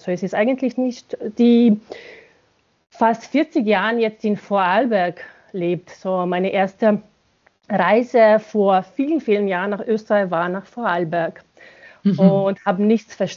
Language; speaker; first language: German; non-native, fluent; Bosnian